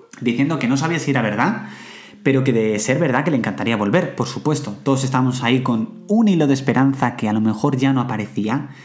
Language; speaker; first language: Spanish; native; Spanish